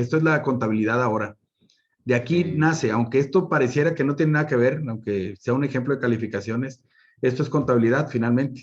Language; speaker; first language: Spanish; native; Spanish